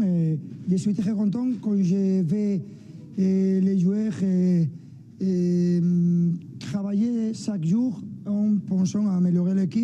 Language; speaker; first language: French; non-native, fluent; Spanish